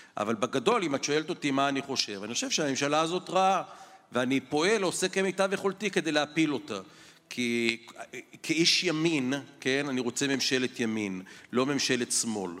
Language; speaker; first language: Hebrew; native; Hebrew